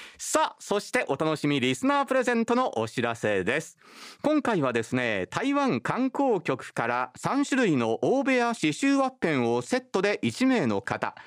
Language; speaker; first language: Japanese; native; Japanese